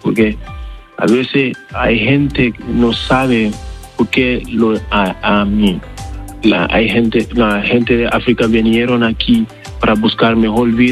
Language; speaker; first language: Spanish; non-native, learner; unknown